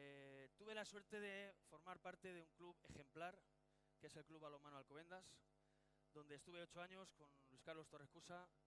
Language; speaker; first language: Spanish; native; Spanish